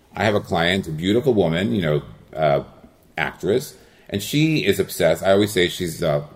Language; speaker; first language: English; early bilingual, other home language; Spanish